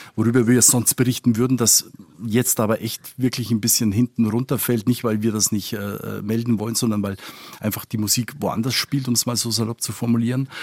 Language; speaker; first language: German; non-native, fluent; Spanish